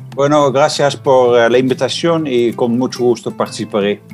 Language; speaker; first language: Spanish; non-native, fluent; Dutch